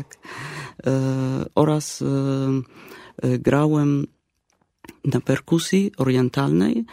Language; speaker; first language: Polish; non-native, fluent; Arabic